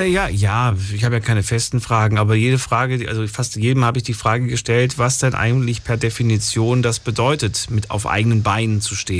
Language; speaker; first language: German; native; German